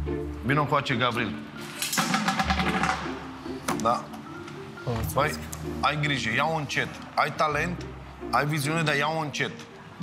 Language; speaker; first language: Romanian; native; Romanian